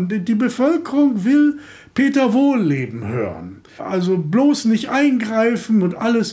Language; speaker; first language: German; native; German